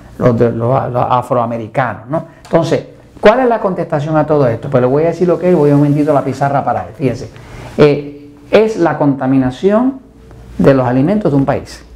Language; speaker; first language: Spanish; native; Spanish